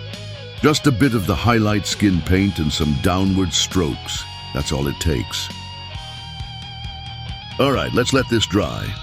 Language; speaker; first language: English; native; English